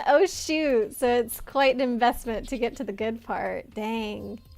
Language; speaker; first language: English; native; English